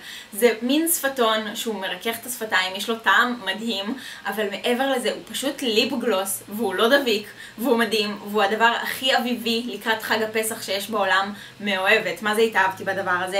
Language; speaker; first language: Hebrew; native; Hebrew